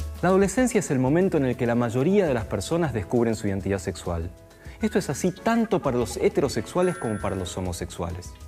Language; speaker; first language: Spanish; native; Spanish